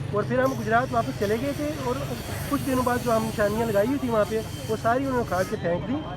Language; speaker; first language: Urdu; non-native, local second language; Punjabi